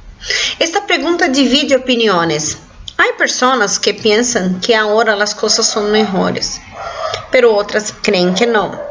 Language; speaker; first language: Spanish; non-native, fluent; Portuguese